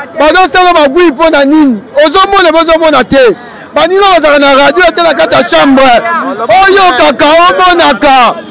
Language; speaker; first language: Lingala; native; Lingala